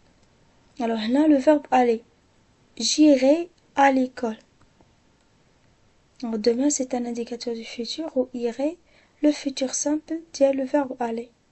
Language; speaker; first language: French; non-native, local second language; Arabic